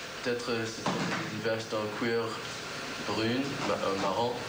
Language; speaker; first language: French; non-native, learner; English